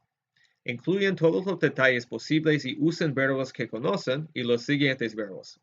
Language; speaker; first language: Spanish; non-native, fluent; English